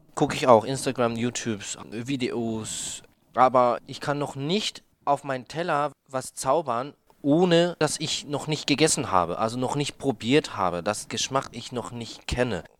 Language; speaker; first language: German; non-native, fluent; Japanese